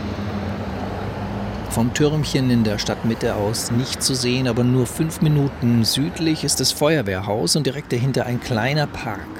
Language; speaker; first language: German; native; German